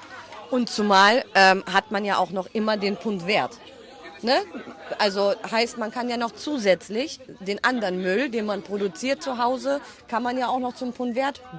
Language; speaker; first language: German; native; German